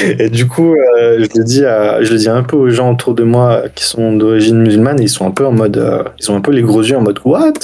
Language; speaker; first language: French; native; French